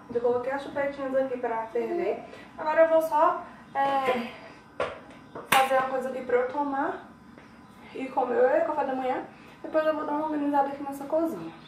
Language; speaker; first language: Portuguese; native; Portuguese